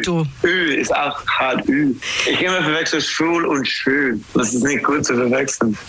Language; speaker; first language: German; non-native, learner; English